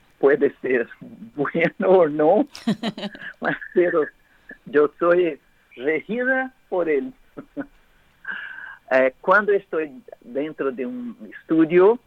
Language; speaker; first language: Spanish; non-native, learner; Portuguese